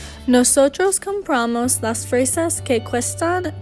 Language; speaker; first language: Spanish; non-native, learner; English